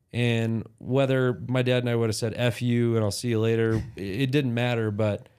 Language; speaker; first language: English; native; English